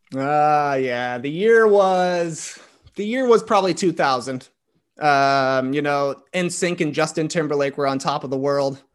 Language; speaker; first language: English; native; English